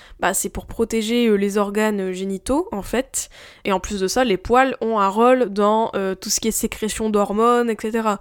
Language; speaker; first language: French; native; French